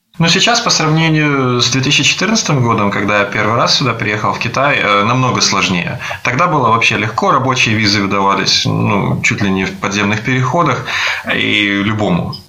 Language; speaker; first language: Russian; native; Russian